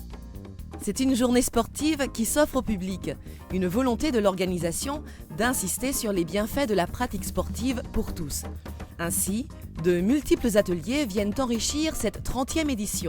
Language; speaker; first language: French; native; French